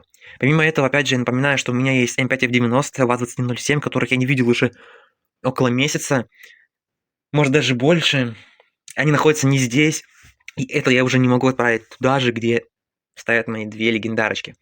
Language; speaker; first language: Russian; native; Russian